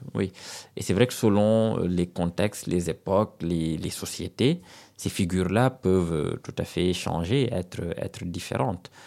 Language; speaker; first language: French; non-native, local second language; Serer